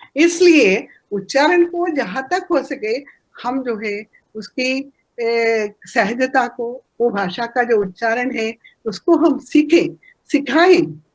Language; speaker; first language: Hindi; non-native, local second language; Telugu